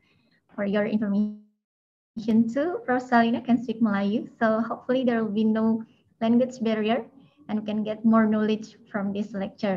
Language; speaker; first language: English; non-native, fluent; Indonesian